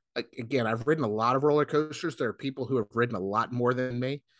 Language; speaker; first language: English; native; English